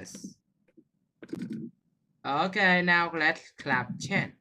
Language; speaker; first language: English; non-native, fluent; Vietnamese